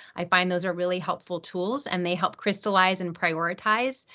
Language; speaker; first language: English; native; English